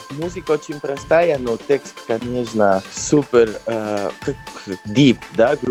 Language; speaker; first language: Russian; non-native, fluent; Spanish